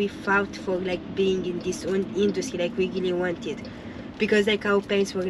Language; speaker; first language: English; non-native, fluent; Romanian